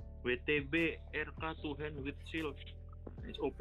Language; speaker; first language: English; non-native, learner; Indonesian